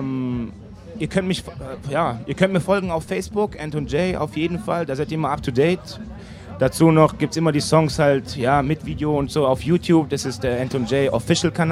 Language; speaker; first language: German; native; German